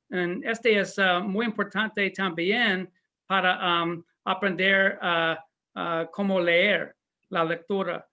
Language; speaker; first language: Spanish; non-native, learner; English